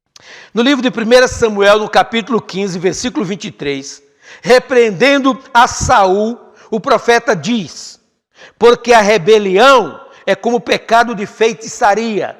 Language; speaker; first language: Portuguese; native; Portuguese